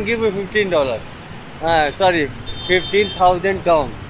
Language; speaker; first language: English; non-native, learner; Hindi